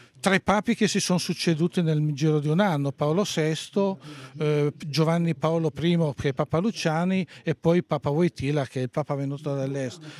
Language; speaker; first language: Italian; native; Italian